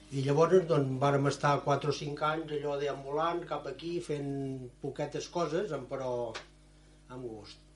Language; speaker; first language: Catalan; native; Catalan